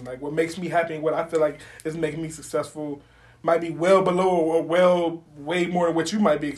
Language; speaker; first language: English; native; English